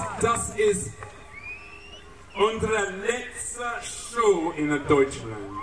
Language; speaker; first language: German; non-native, learner; English